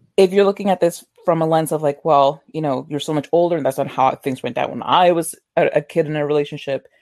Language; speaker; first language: English; early bilingual, other home language; Spanish